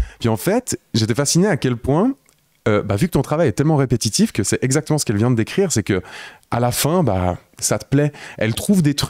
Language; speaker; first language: French; native; French